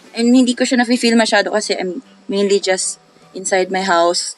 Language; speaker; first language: Filipino; non-native, local second language; Cebuano